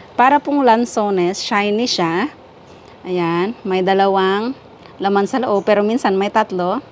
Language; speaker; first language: Filipino; non-native, local second language; Iloko